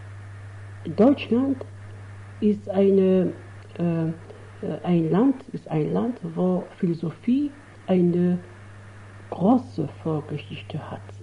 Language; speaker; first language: German; non-native, fluent; Arabic